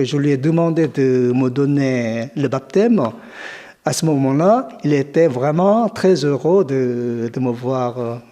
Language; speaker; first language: French; non-native, fluent; Korean